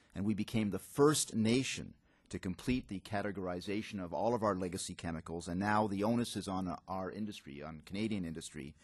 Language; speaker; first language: English; native; English